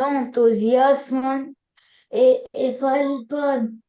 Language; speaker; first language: French; non-native, learner; Arabic